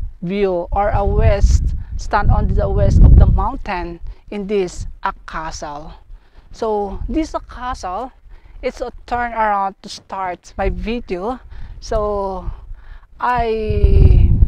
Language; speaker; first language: English; non-native, learner; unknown